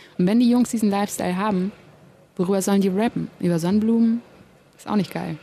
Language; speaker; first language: German; native; German